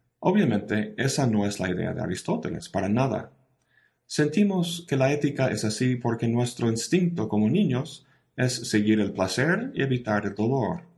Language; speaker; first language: Spanish; non-native, fluent; English